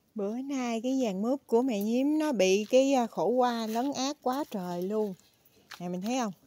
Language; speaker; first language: Vietnamese; native; Vietnamese